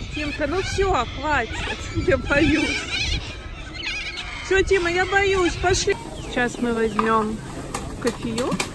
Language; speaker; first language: Russian; native; Russian